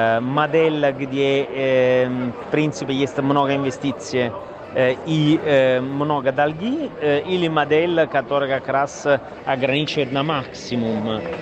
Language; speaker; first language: Russian; non-native, fluent; Italian